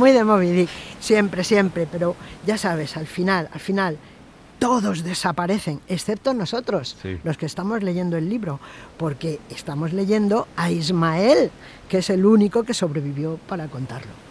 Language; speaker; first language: Spanish; native; Spanish